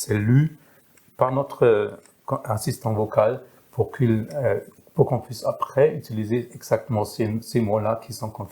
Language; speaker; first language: French; non-native, fluent; German